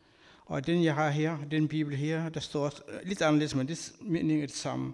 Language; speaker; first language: Danish; non-native, learner; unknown